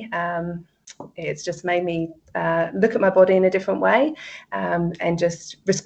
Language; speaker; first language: English; native; English